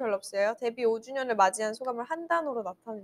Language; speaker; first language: Korean; native; Korean